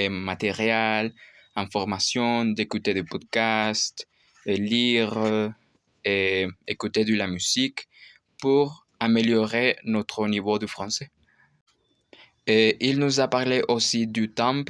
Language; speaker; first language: French; non-native, learner; Spanish